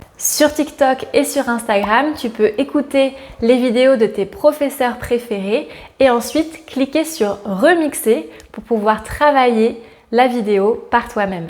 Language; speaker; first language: French; native; French